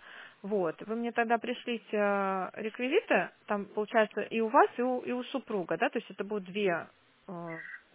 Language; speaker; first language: Russian; native; Russian